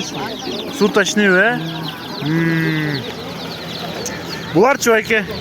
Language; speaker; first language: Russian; non-native, local second language; Kyrgyz